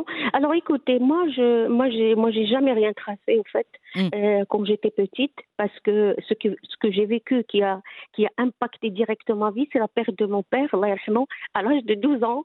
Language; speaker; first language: French; non-native, local second language; Arabic